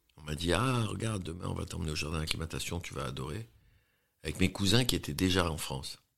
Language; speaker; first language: French; early bilingual, heritage; French